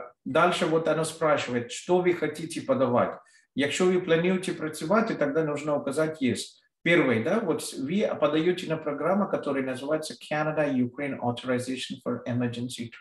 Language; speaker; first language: Russian; non-native, fluent; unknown